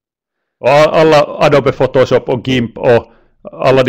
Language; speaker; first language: Swedish; non-native, local second language; Finnish